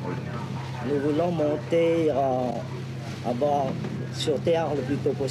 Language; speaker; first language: French; non-native, fluent; Vietnamese